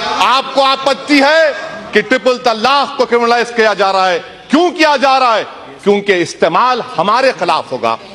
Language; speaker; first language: Urdu; native; Urdu